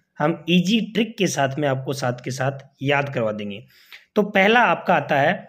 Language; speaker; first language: Hindi; native; Hindi